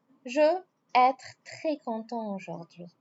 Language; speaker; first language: French; non-native, fluent; Arabic